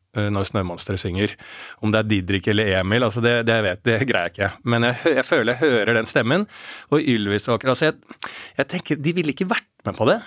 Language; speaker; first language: Norwegian; native; Norwegian